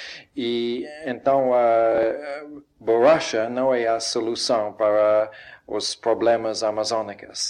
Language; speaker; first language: Portuguese; non-native, fluent; English